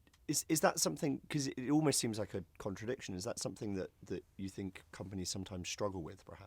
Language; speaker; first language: English; native; English